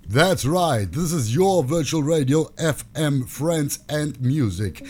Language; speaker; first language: English; non-native, fluent; Italian